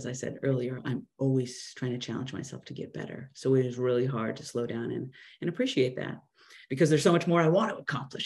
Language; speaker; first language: English; native; English